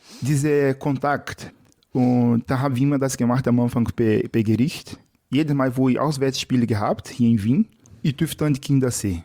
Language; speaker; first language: German; non-native, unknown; Portuguese